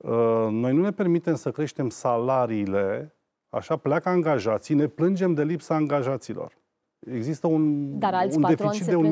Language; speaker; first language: Romanian; native; Romanian